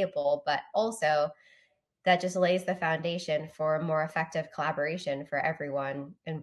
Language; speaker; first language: English; native; English